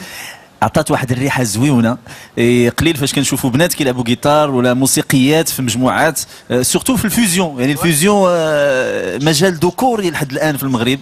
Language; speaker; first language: Arabic; native; Arabic